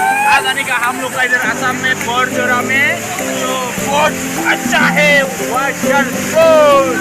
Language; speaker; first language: Hindi; non-native, local second language; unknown